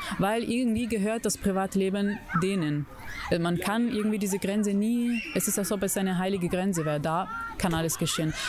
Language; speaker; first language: German; non-native, fluent; Italian